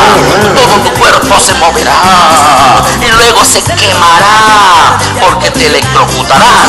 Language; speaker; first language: Spanish; native; Spanish